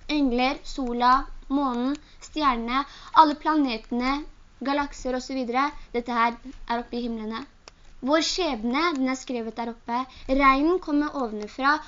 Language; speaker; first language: Norwegian; early bilingual, other home language; Urdu